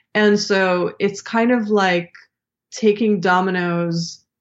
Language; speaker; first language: English; early bilingual, other home language; Hebrew